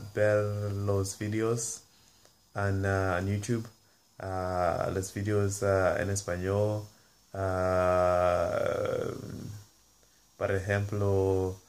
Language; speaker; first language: Spanish; non-native, learner; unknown